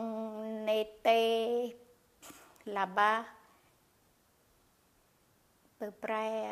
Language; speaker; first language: French; non-native, learner; Khmer